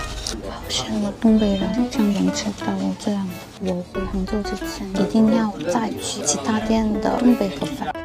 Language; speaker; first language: Chinese; non-native, fluent; Korean